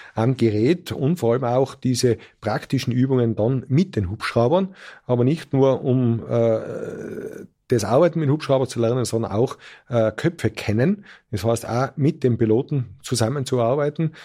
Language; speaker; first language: German; native; German